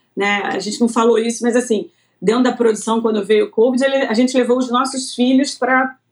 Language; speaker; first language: Portuguese; native; Portuguese